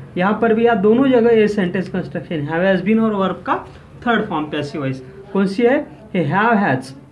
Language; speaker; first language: Hindi; non-native, local second language; Marathi